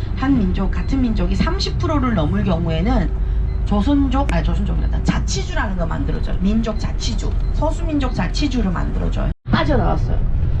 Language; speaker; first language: Korean; early bilingual, heritage; Korean